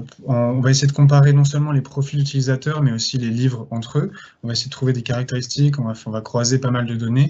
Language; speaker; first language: French; native; French